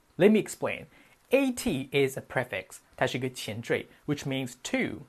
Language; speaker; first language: English; non-native, fluent; Chinese